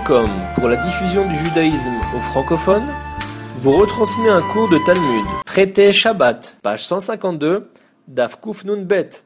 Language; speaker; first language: French; native; French